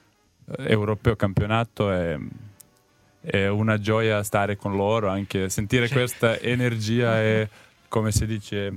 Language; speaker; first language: Italian; non-native, learner; Serbian